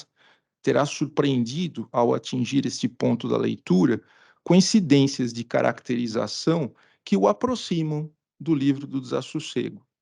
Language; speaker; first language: Portuguese; native; Portuguese